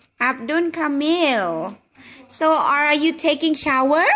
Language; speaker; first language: English; non-native, learner; Thai